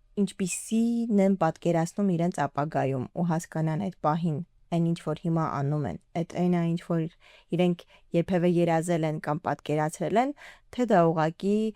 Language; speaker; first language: Armenian; early bilingual, heritage; Armenian